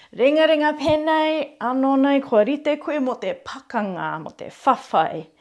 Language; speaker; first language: Māori; non-native, local second language; English